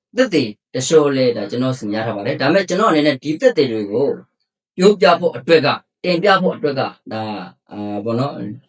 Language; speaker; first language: Burmese; native; Burmese